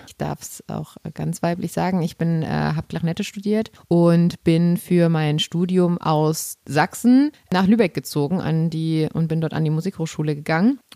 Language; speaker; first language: German; native; German